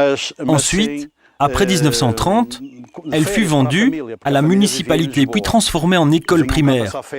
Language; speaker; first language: French; native; French